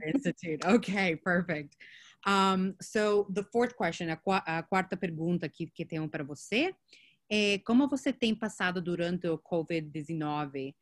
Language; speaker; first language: Portuguese; non-native, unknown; English